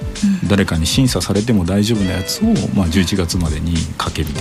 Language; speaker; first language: Japanese; native; Japanese